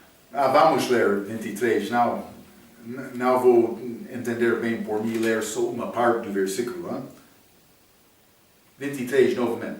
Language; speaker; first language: Portuguese; non-native, fluent; English